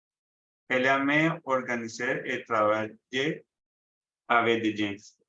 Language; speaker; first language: French; non-native, learner; Spanish